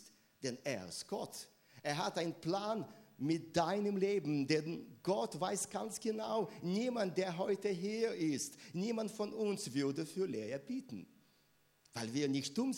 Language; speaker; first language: German; non-native, fluent; Russian